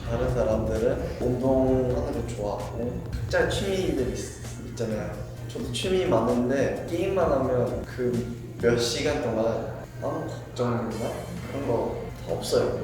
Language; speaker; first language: Korean; non-native, fluent; English